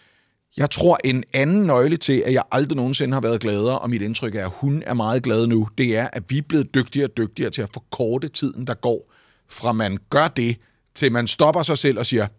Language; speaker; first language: Danish; native; Danish